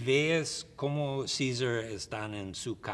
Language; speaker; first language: Spanish; non-native, learner; English